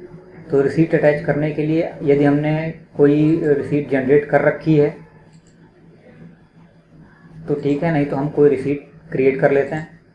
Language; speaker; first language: Hindi; native; Hindi